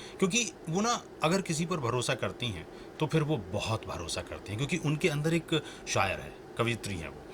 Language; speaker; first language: Hindi; native; Hindi